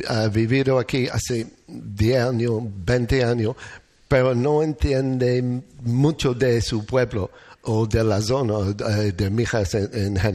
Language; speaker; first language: Spanish; non-native, learner; English